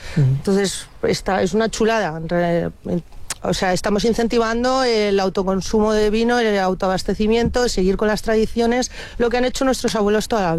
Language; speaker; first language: Spanish; native; Spanish